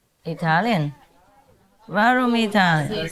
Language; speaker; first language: German; non-native, learner; Vietnamese